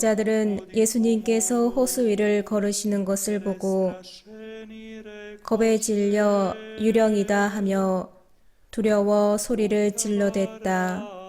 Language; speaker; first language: Korean; native; Korean